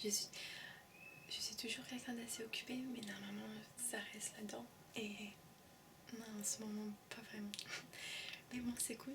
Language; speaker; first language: French; early bilingual, heritage; French